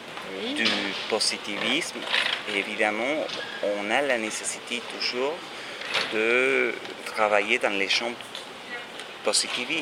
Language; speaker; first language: French; non-native, fluent; Spanish